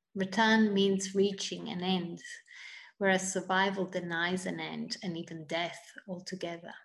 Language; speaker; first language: English; non-native, fluent; Italian